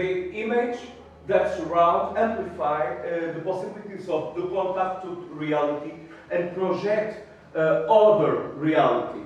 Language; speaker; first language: English; non-native, learner; Portuguese